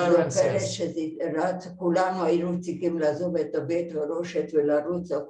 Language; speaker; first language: Hebrew; non-native, fluent; Hungarian